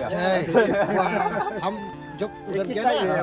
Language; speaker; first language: Hindi; non-native, local second language; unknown